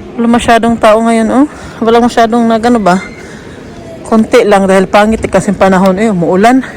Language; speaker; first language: Filipino; non-native, local second language; Cebuano